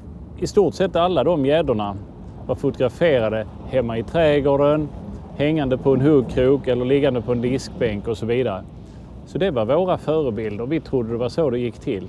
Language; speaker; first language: Swedish; native; Swedish